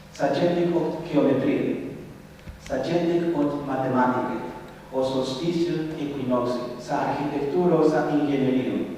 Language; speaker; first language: Slovenian; non-native, fluent; Spanish